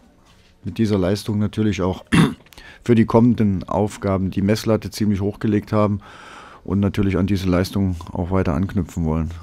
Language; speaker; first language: German; native; German